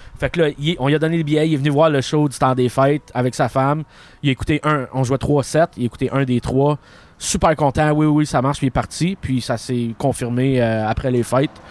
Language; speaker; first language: French; native; French